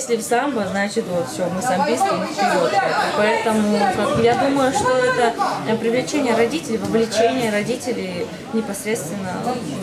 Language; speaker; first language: Russian; native; Russian